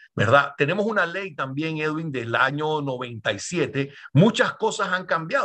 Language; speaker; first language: Spanish; native; Spanish